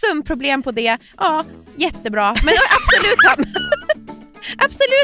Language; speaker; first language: Swedish; native; Swedish